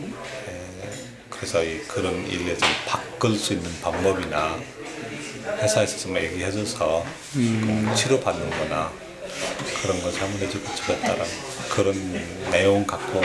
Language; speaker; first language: Korean; non-native, fluent; Nepali